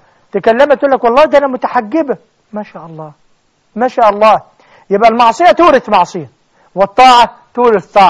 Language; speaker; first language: Arabic; native; Arabic